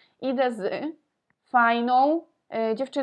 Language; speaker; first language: Polish; non-native, fluent; Russian